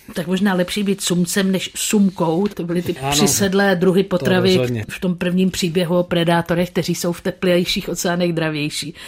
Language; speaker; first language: Czech; native; Czech